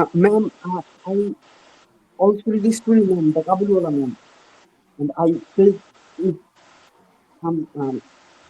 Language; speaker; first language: English; non-native, learner; Bangla